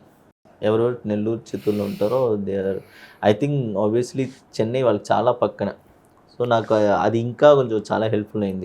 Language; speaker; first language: Telugu; early bilingual, heritage; Telugu